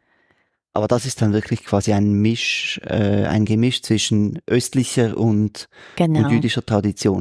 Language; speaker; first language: German; native; German